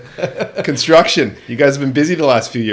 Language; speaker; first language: English; native; English